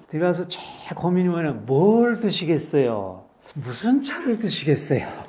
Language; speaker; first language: Korean; native; Korean